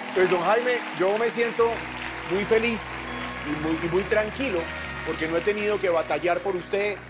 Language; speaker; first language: Spanish; native; Spanish